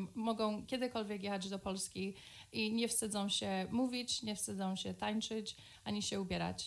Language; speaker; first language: Polish; early bilingual, other home language; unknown